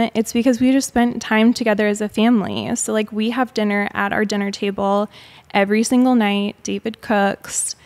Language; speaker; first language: English; native; English